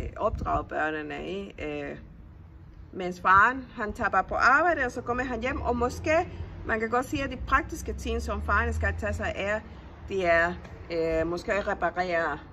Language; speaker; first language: Danish; non-native, fluent; Spanish